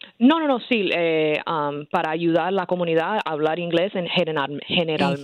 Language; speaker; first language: Spanish; early bilingual, heritage; English